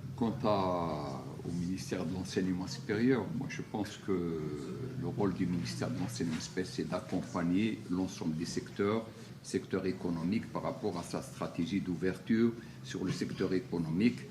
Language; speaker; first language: French; non-native, local second language; Arabic